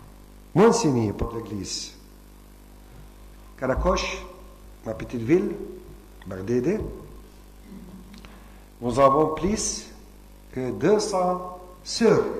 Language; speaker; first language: French; non-native, fluent; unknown